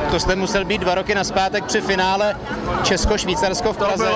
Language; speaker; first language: Czech; native; Czech